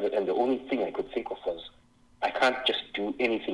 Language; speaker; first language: English; non-native, local second language; Shona